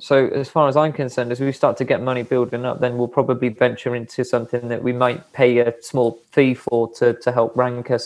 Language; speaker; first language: English; native; English